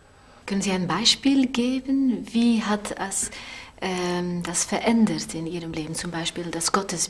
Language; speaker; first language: German; non-native, fluent; Dutch